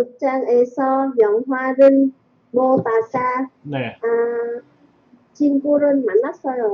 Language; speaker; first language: Korean; non-native, learner; Vietnamese